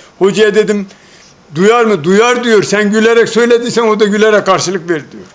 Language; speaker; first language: Turkish; native; Turkish